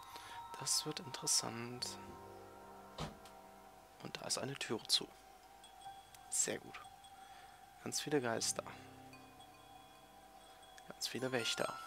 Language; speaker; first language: German; native; German